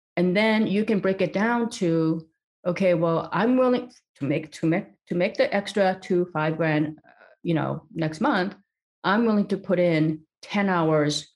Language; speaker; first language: English; early bilingual, other home language; Korean